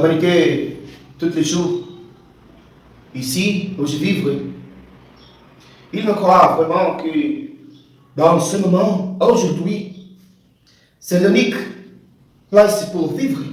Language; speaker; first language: French; non-native, learner; Portuguese